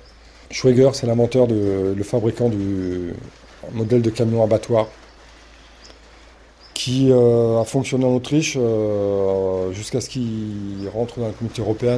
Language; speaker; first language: French; native; French